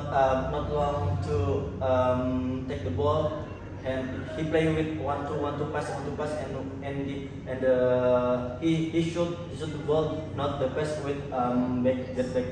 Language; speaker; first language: English; non-native, learner; Indonesian